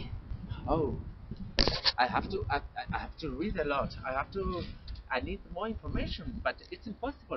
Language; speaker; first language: English; non-native, learner; Spanish